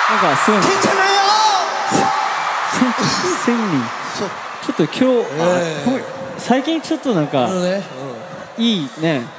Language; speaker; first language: Japanese; non-native, learner; Korean